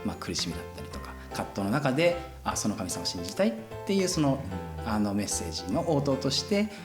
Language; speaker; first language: Japanese; native; Japanese